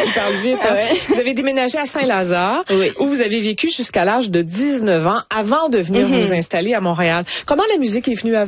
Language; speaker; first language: French; native; French